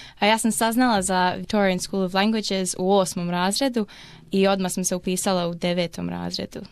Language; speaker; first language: Croatian; early bilingual, heritage; Croatian